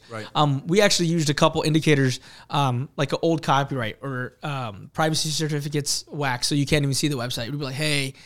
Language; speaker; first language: English; early bilingual, other home language; Urdu